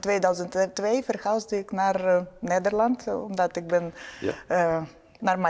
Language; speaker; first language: Dutch; non-native, learner; Ukrainian